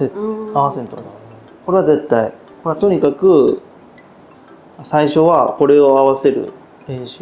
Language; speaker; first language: Japanese; native; Japanese